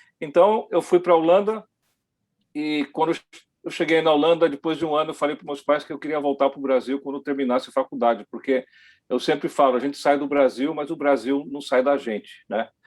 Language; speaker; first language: Portuguese; early bilingual, other home language; Dutch